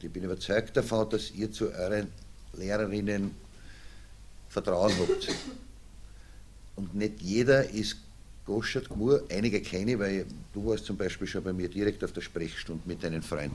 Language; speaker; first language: German; native; German